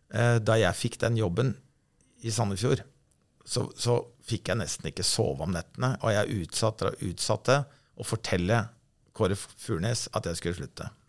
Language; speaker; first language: Norwegian; native; Norwegian